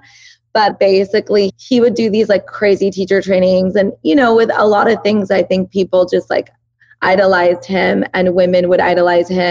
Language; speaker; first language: English; early bilingual, other home language; Persian